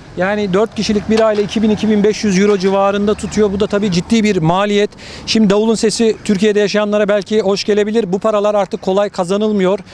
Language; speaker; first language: Turkish; native; Turkish